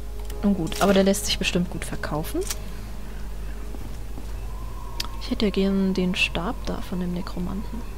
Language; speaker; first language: German; native; German